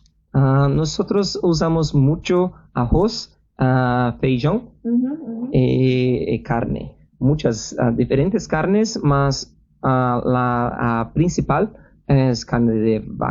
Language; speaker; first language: Spanish; non-native, learner; Portuguese